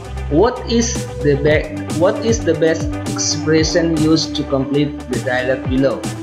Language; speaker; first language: English; non-native, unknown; Indonesian